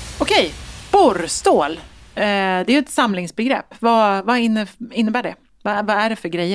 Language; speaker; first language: Swedish; native; Swedish